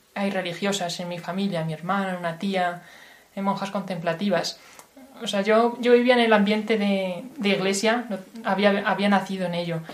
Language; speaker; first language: Spanish; native; Spanish